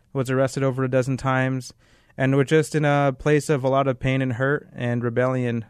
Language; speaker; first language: English; native; English